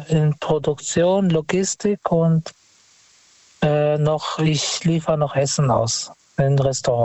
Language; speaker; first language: German; non-native, fluent; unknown